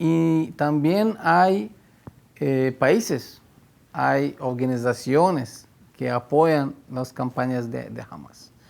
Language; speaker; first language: Spanish; non-native, fluent; Hebrew